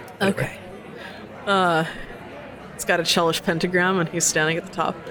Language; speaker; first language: English; native; English